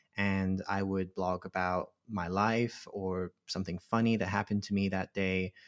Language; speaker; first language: English; non-native, local second language; Cantonese